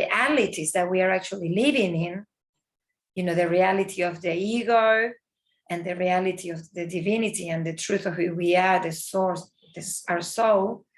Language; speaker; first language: English; non-native, fluent; Spanish